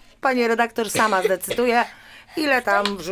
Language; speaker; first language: Polish; native; Polish